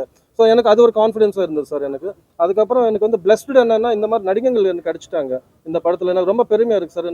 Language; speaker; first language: Tamil; non-native, fluent; Telugu